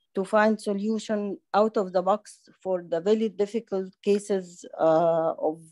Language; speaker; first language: English; non-native, fluent; Arabic